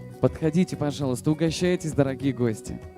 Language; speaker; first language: Russian; native; Russian